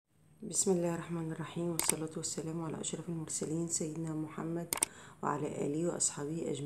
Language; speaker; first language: Arabic; native; Arabic